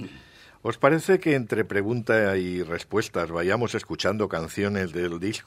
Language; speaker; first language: Spanish; native; Spanish